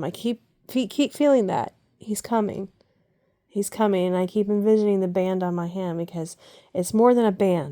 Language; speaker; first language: English; native; English